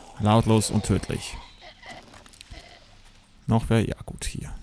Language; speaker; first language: German; native; German